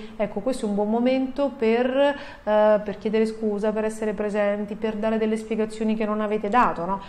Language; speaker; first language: Italian; native; Italian